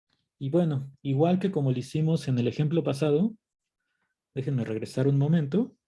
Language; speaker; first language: Spanish; native; Spanish